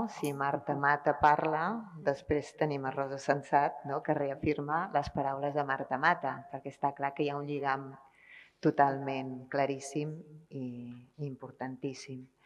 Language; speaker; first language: Catalan; native; Catalan